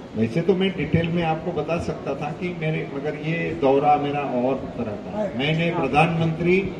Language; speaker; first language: Hindi; non-native, local second language; Gujarati